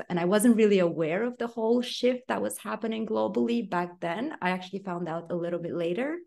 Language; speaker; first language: English; non-native, fluent; Romanian